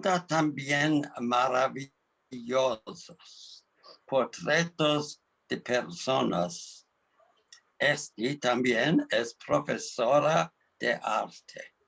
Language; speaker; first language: Spanish; non-native, learner; English